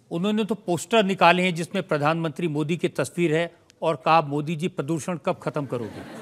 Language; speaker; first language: Hindi; native; Hindi